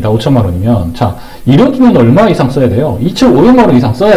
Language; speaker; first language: Korean; native; Korean